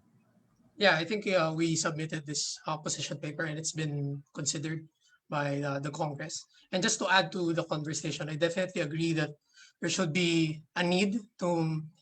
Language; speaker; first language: English; non-native, local second language; Filipino